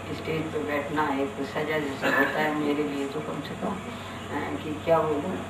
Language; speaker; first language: Hindi; native; Hindi